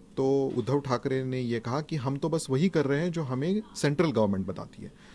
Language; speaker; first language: Hindi; non-native, local second language; Marathi